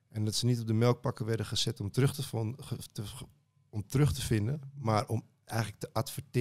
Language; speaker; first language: Dutch; native; Dutch